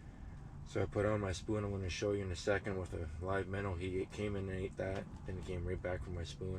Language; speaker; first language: English; native; English